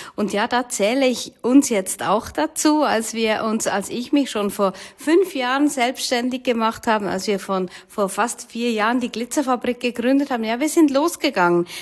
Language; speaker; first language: German; native; German